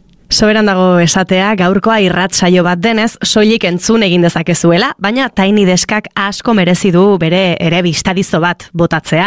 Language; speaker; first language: Basque; native; Basque